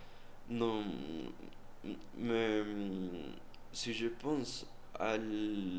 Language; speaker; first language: French; non-native, learner; Spanish